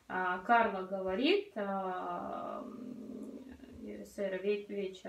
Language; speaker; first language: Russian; native; Russian